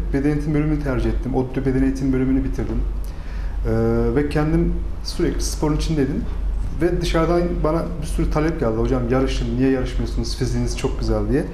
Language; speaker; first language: Turkish; native; Turkish